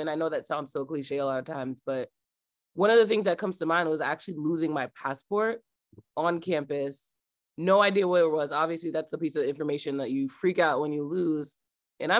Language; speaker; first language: English; native; English